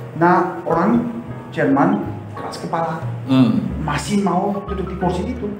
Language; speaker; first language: Indonesian; non-native, fluent; German